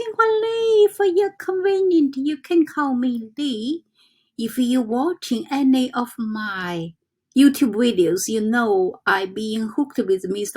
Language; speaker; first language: English; non-native, fluent; Chinese